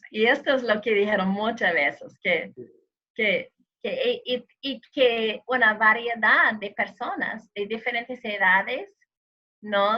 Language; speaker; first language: Spanish; non-native, fluent; English